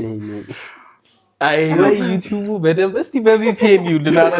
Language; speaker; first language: Amharic; native; Amharic